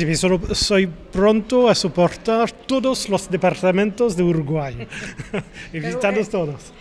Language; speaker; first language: Spanish; non-native, learner; French